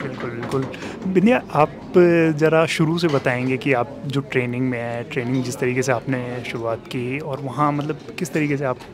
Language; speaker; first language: Hindi; native; Hindi